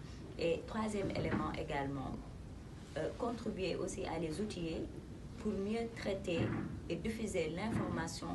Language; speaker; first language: French; non-native, local second language; Wolof